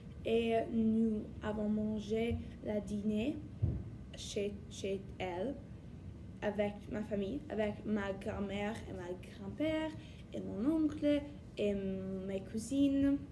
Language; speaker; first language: French; non-native, learner; English